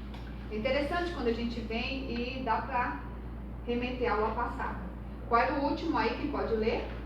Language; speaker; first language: Portuguese; native; Portuguese